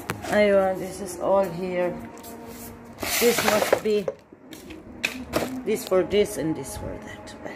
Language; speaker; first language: English; non-native, learner; German